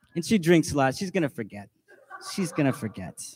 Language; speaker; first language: English; native; English